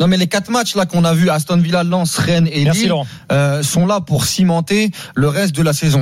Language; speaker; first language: French; native; French